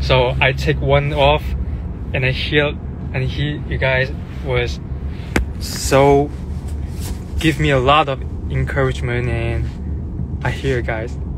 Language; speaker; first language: English; non-native, learner; Chinese